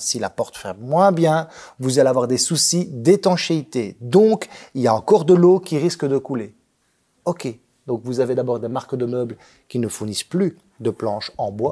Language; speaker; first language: French; native; French